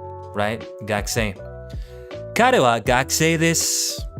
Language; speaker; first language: Japanese; non-native, learner; English